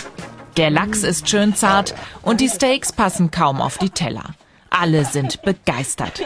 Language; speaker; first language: German; native; German